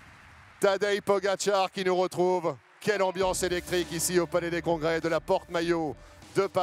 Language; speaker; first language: French; native; French